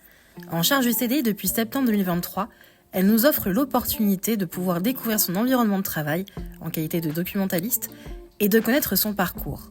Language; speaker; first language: French; native; French